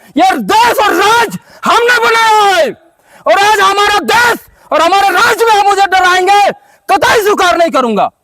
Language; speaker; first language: Hindi; non-native, local second language; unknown